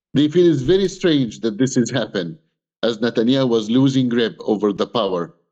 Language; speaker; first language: English; non-native, fluent; Arabic